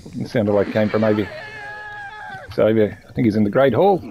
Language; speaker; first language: English; native; English